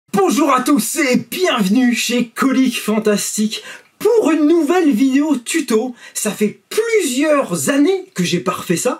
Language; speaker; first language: French; native; French